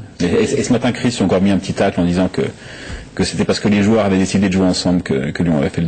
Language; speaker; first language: French; native; French